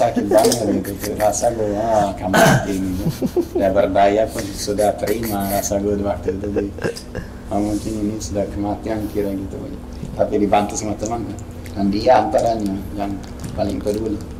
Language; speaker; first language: Indonesian; non-native, fluent; Swedish